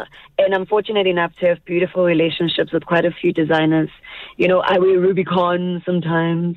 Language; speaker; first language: English; non-native, local second language; Zulu